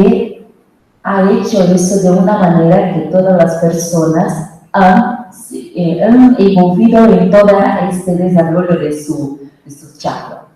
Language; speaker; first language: Spanish; non-native, fluent; Portuguese